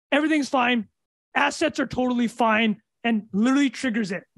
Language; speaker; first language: English; native; English